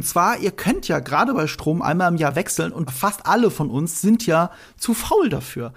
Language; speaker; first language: German; native; German